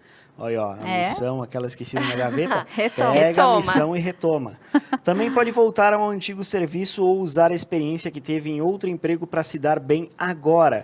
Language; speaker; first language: Portuguese; native; Portuguese